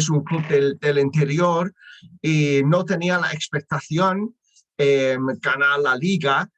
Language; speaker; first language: Spanish; non-native, learner; English